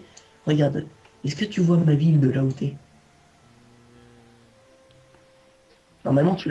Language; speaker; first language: French; native; French